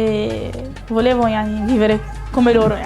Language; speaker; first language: Italian; early bilingual, other home language; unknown